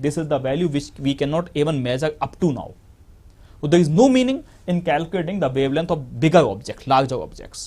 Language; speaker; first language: English; non-native, local second language; Hindi